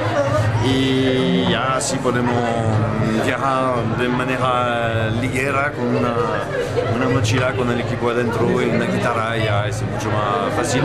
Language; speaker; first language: Spanish; non-native, fluent; French